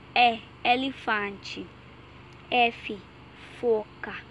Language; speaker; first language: Portuguese; non-native, learner; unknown